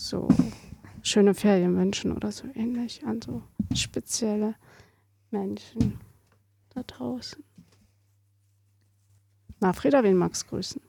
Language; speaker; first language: German; native; German